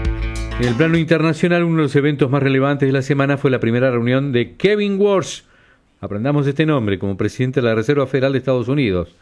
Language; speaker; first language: Spanish; native; Spanish